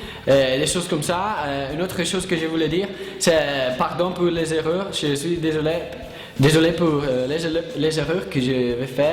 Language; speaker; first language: French; non-native, learner; Italian